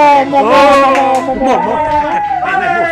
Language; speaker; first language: Italian; native; Italian